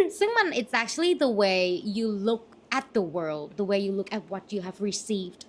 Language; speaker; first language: English; non-native, fluent; Thai